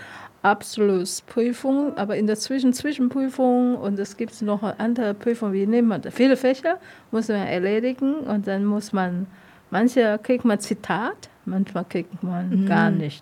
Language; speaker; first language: German; non-native, learner; Vietnamese